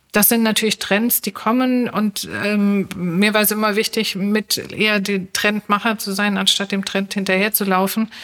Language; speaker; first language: German; native; German